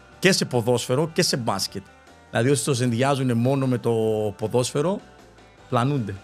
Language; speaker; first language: Greek; early bilingual, other home language; Spanish